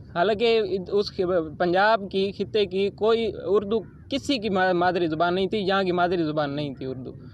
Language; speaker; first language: Urdu; non-native, local second language; Punjabi